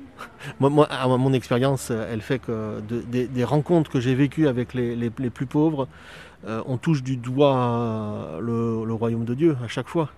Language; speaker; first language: French; native; French